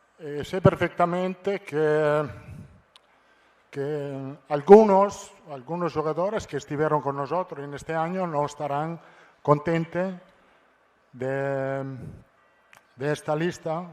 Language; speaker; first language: Spanish; non-native, fluent; Italian